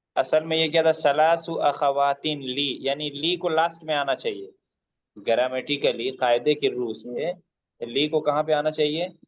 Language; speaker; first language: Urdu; native; Urdu